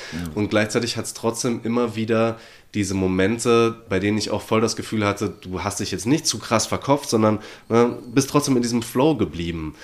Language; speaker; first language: German; native; German